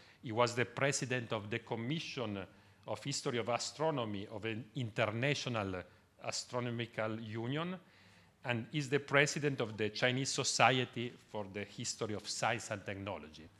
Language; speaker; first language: English; non-native, fluent; Italian